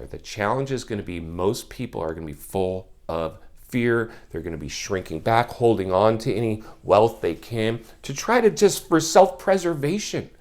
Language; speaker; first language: English; native; English